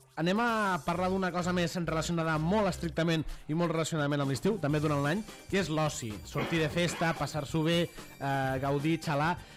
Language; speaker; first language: Catalan; native; Catalan